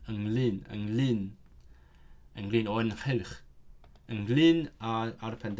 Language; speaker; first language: Welsh; non-native, learner; Cantonese